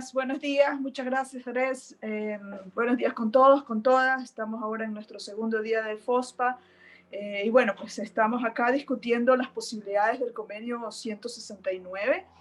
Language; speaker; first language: Spanish; native; Spanish